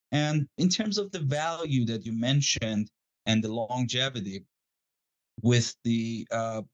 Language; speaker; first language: English; non-native, fluent; Persian